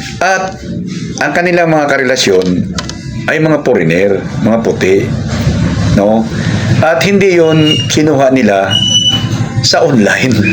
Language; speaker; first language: Filipino; native; Filipino